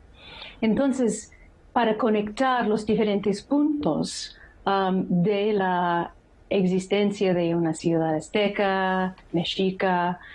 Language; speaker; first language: Spanish; non-native, fluent; English